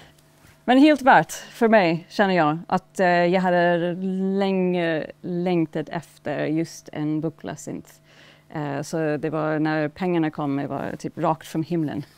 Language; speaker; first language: Swedish; non-native, fluent; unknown